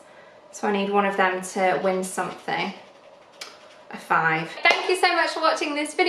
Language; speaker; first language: English; native; English